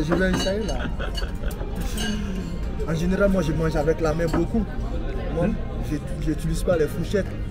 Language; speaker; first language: French; native; French